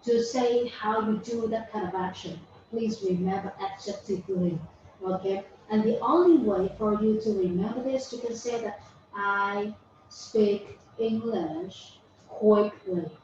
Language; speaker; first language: English; non-native, fluent; Vietnamese